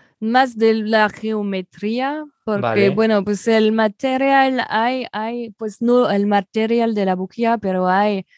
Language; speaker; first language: Spanish; non-native, fluent; French